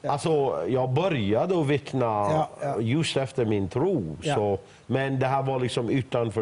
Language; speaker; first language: Swedish; non-native, fluent; Persian